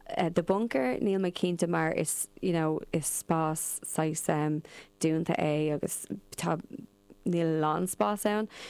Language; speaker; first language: Irish; non-native, local second language; English